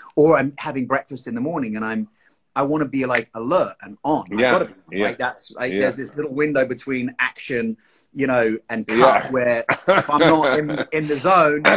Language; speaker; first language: English; native; English